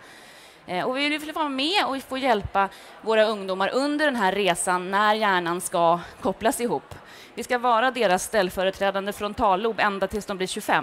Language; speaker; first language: Swedish; native; Swedish